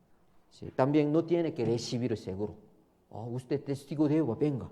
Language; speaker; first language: Spanish; non-native, learner; Korean